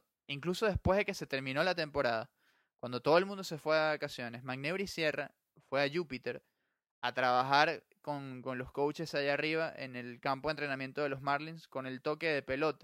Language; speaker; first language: Spanish; native; Spanish